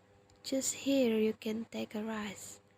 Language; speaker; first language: English; non-native, learner; Indonesian